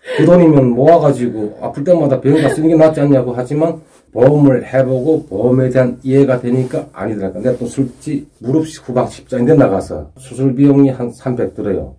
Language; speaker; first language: Korean; native; Korean